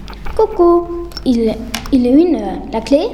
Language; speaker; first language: French; non-native, learner; German